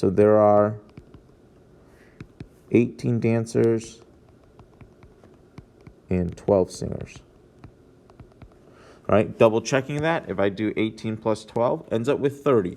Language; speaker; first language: English; native; English